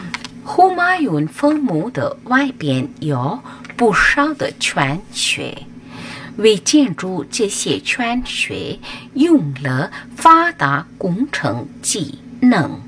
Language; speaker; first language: Chinese; non-native, learner; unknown